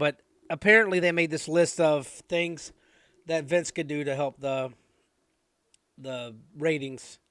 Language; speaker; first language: English; native; English